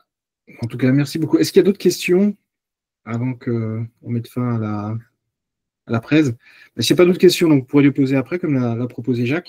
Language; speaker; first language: French; native; French